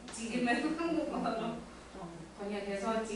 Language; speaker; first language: Korean; non-native, learner; Mongolian